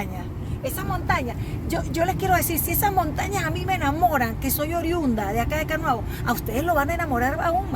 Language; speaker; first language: Spanish; native; Spanish